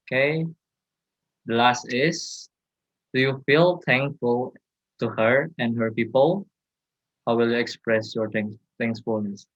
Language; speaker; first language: English; non-native, learner; Indonesian